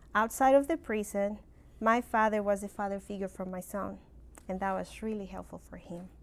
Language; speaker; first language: English; non-native, fluent; Spanish